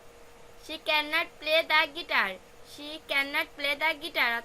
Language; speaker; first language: English; non-native, fluent; Bangla